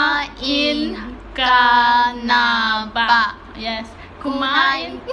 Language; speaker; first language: Filipino; non-native, local second language; Cebuano